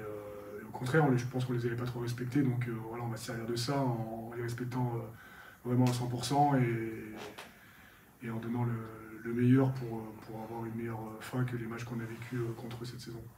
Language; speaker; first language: French; native; French